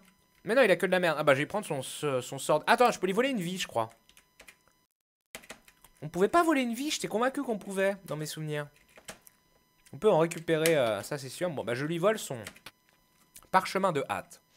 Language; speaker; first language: French; native; French